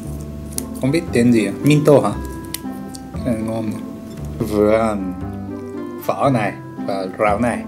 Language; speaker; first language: Vietnamese; non-native, learner; Japanese